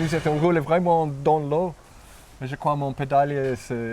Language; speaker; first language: French; non-native, fluent; English